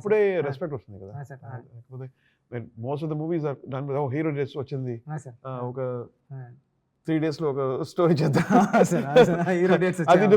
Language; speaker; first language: Telugu; non-native, learner; Tamil